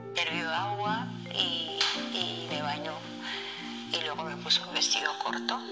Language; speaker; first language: Spanish; non-native, fluent; Somali